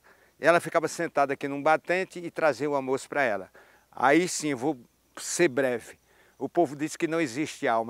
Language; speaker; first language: Portuguese; native; Portuguese